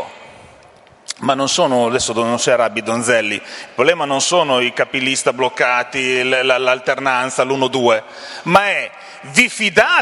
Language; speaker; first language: Italian; native; Italian